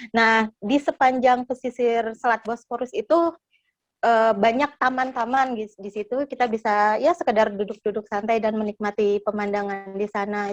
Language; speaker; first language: Indonesian; native; Indonesian